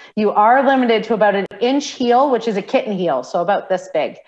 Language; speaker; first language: English; native; English